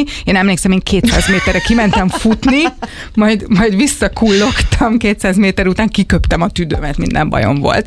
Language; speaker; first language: Hungarian; native; Hungarian